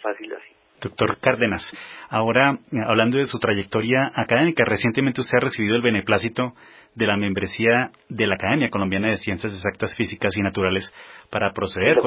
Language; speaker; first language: Spanish; native; Spanish